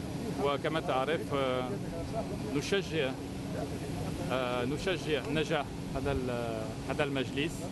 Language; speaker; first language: Arabic; non-native, fluent; French